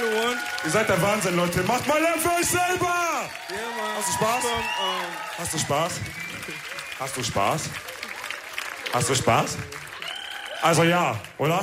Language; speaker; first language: German; early bilingual, other home language; Wolof